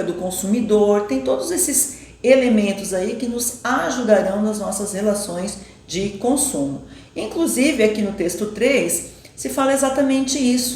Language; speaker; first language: Portuguese; native; Portuguese